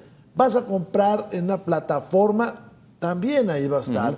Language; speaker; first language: Spanish; native; Spanish